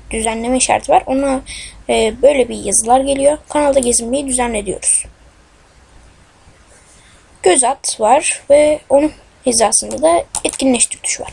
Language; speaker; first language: Turkish; native; Turkish